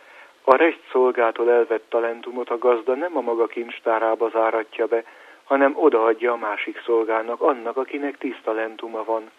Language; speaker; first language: Hungarian; native; Hungarian